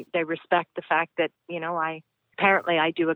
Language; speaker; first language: English; native; English